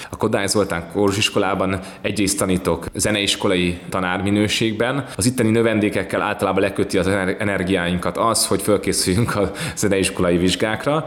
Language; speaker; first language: Hungarian; native; Hungarian